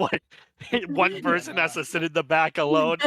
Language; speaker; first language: English; native; English